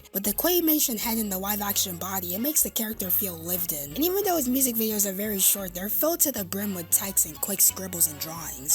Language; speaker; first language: English; native; English